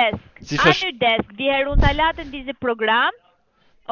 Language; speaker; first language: German; non-native, learner; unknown